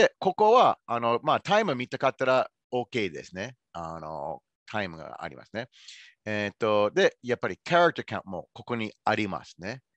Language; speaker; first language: Japanese; non-native, fluent; English